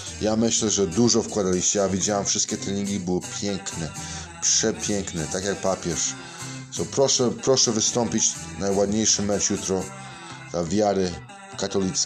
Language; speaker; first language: Polish; non-native, learner; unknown